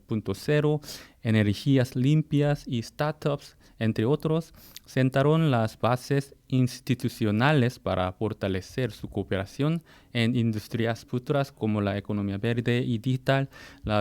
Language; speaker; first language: Spanish; non-native, fluent; Korean